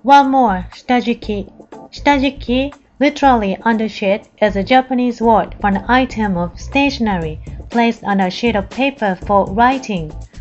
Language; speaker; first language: English; non-native, fluent; Japanese